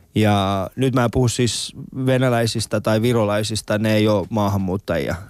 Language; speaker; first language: Finnish; early bilingual, other home language; Persian